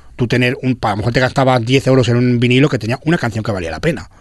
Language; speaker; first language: Catalan; non-native, local second language; Spanish